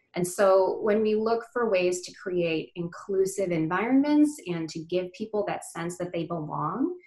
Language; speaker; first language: English; native; English